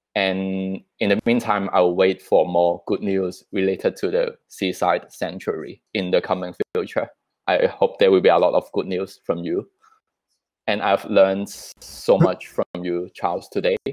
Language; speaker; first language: English; non-native, local second language; Chinese